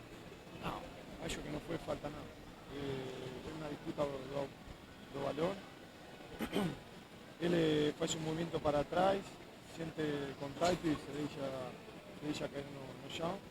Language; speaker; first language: Portuguese; non-native, fluent; Spanish